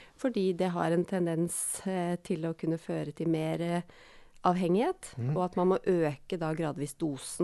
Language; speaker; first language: Norwegian; native; Norwegian